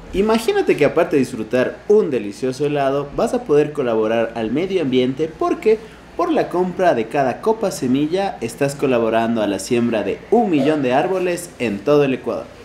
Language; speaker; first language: Spanish; native; Spanish